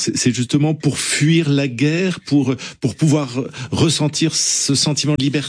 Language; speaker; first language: French; native; French